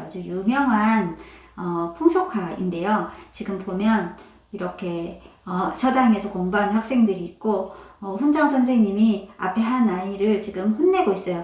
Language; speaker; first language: Korean; native; Korean